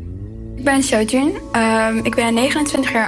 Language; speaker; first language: Dutch; early bilingual, other home language; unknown